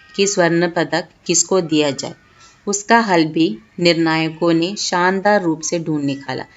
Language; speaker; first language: Hindi; non-native, local second language; Malayalam